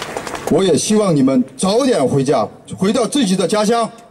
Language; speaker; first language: Chinese; non-native, local second language; Korean